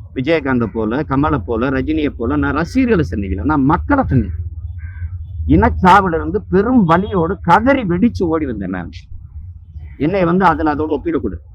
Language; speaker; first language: Tamil; native; Tamil